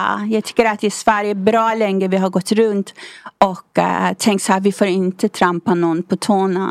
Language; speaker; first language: Swedish; non-native, fluent; Persian